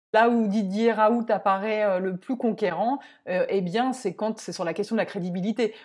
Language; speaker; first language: French; native; French